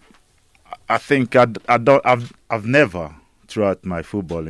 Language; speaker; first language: English; non-native, local second language; Igbo